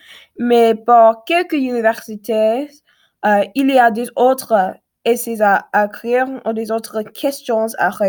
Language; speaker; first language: French; non-native, learner; English